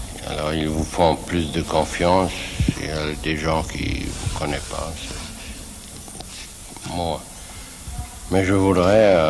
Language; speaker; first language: French; non-native, fluent; Swiss German